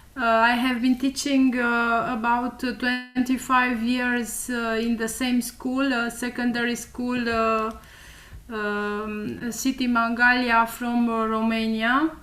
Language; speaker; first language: English; non-native, learner; Romanian